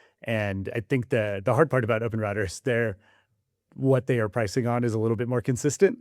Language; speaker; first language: English; native; English